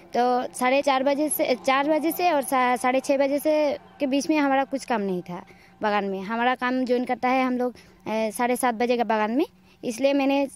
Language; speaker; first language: Hindi; non-native, local second language; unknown